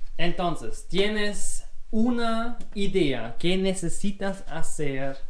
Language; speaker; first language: Spanish; non-native, learner; German